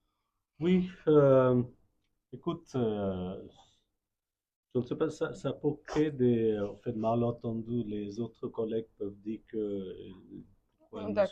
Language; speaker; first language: French; non-native, fluent; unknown